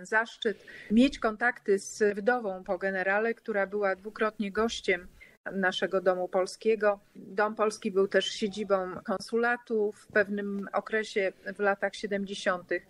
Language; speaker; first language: Polish; native; Polish